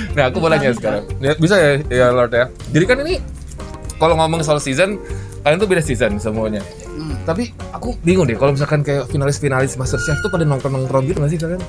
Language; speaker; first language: Indonesian; native; Indonesian